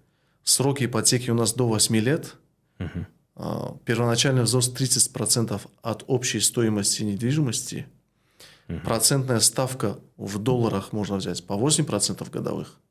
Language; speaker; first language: Russian; non-native, local second language; Tajik